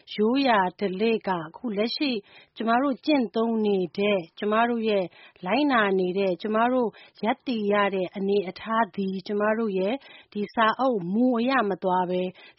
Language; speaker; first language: Burmese; non-native, local second language; Hakha Chin